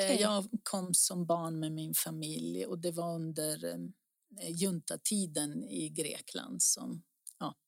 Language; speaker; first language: Swedish; early bilingual, other home language; Greek